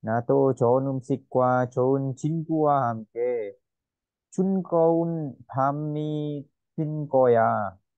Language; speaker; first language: Korean; non-native, learner; Vietnamese